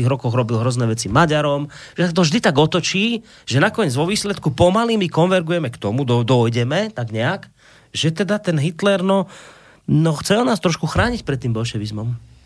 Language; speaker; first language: Slovak; native; Slovak